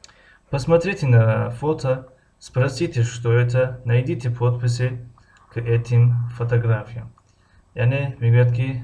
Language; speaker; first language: Russian; non-native, fluent; Tajik